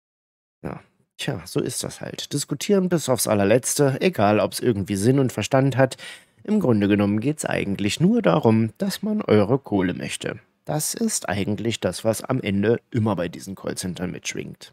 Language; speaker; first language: German; native; German